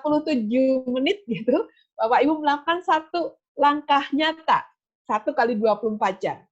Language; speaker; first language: Indonesian; native; Indonesian